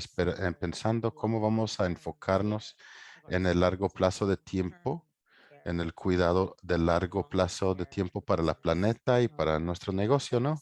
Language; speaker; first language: Spanish; non-native, fluent; English